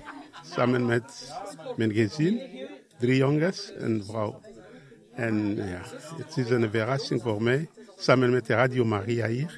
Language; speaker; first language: Dutch; non-native, learner; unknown